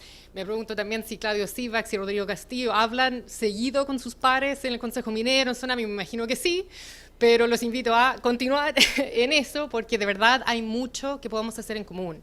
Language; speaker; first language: Spanish; native; Spanish